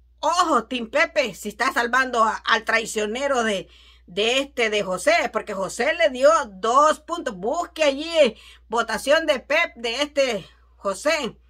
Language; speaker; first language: Spanish; native; Spanish